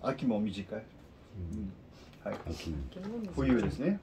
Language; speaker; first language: Japanese; non-native, learner; Korean